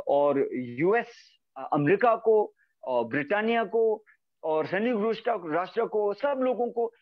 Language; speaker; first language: Hindi; native; Hindi